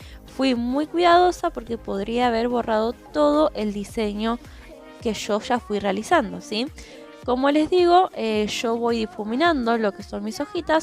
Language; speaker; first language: Spanish; native; Spanish